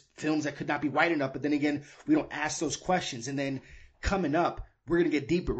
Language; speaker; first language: English; native; English